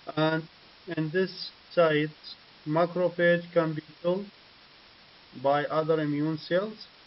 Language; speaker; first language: English; non-native, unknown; Arabic